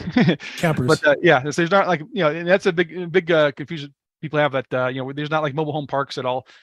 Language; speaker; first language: English; native; English